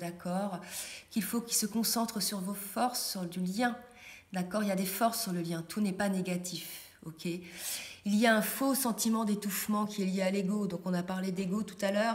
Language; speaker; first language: French; native; French